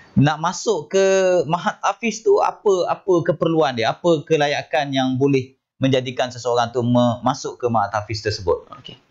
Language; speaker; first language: Malay; native; Malay